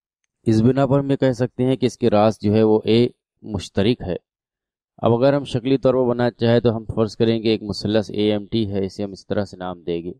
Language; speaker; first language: Urdu; native; Urdu